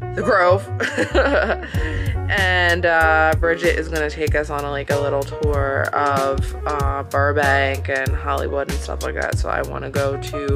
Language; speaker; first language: English; native; English